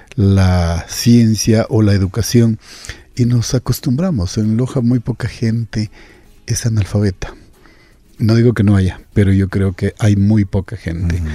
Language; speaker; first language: Spanish; native; Spanish